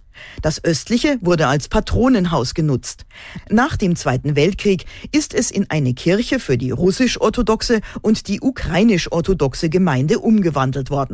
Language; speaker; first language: German; native; German